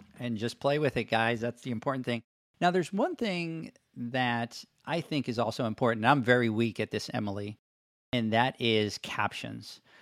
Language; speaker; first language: English; non-native, local second language; Spanish